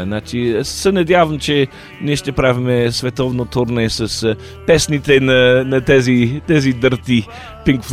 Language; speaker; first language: Bulgarian; non-native, learner; English